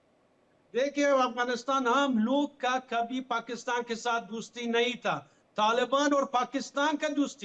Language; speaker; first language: Hindi; non-native, fluent; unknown